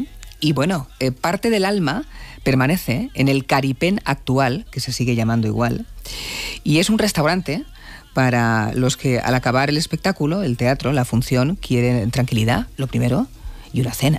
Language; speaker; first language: Spanish; native; Spanish